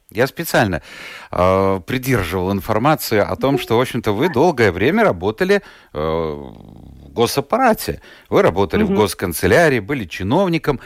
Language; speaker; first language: Russian; native; Russian